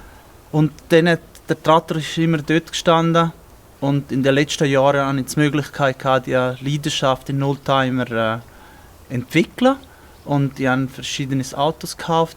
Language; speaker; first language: German; non-native, local second language; Italian